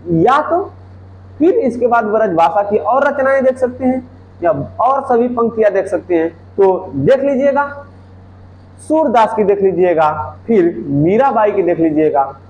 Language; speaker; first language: Hindi; native; Hindi